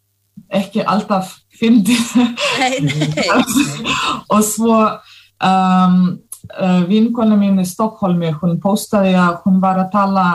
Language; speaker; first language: Icelandic; non-native, fluent; Russian